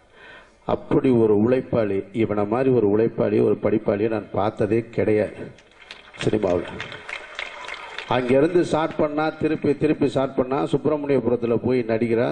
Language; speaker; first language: Tamil; native; Tamil